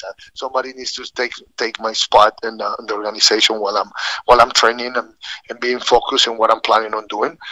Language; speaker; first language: English; non-native, fluent; Spanish